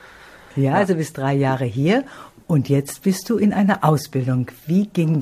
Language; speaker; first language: German; native; German